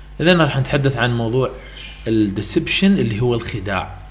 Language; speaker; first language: Arabic; native; Arabic